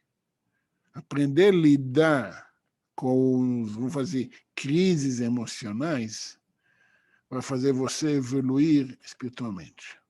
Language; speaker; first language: Portuguese; non-native, fluent; Hebrew